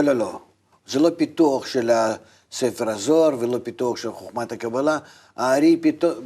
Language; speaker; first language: Hebrew; non-native, fluent; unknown